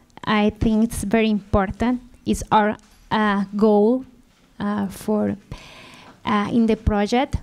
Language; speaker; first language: English; non-native, learner; Portuguese